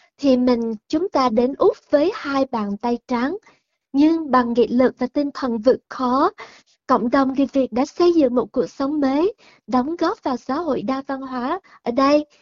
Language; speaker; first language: Vietnamese; early bilingual, heritage; Vietnamese